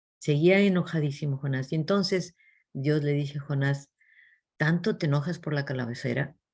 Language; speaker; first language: Spanish; early bilingual, heritage; English